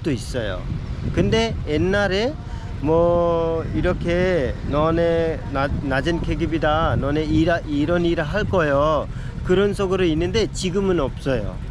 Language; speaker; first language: Korean; non-native, fluent; Hindi